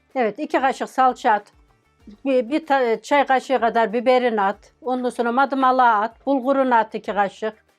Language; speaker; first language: Turkish; native; Turkish